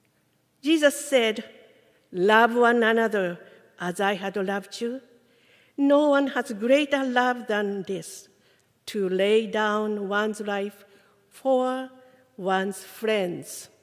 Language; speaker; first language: English; non-native, fluent; Japanese